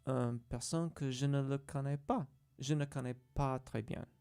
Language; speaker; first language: French; non-native, learner; English